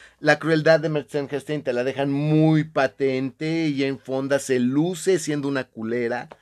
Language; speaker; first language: Spanish; native; Spanish